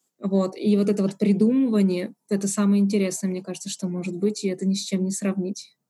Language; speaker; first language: Russian; native; Russian